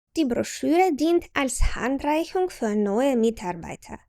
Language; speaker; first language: German; non-native, fluent; Ukrainian